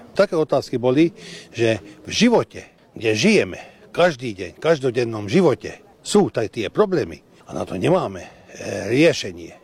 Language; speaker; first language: Slovak; early bilingual, heritage; Hungarian